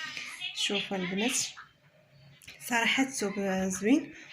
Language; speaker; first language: Arabic; native; Arabic